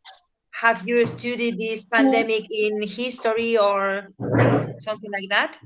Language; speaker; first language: English; non-native, fluent; Spanish